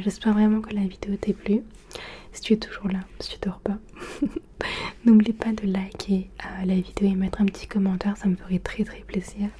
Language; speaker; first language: French; early bilingual, other home language; Turkish